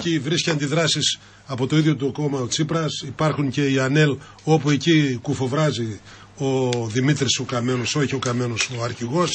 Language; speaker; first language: Greek; native; Greek